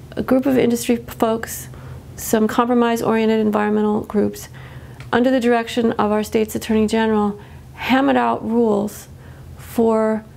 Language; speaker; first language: English; native; English